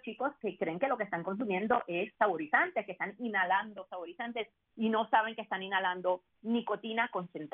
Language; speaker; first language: Spanish; early bilingual, heritage; Spanish